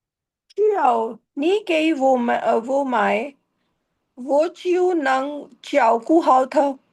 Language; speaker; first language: Chinese; non-native, learner; Hindi